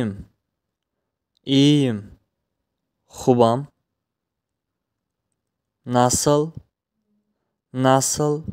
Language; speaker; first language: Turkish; non-native, fluent; Tajik